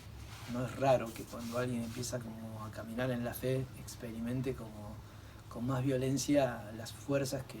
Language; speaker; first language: Spanish; native; Spanish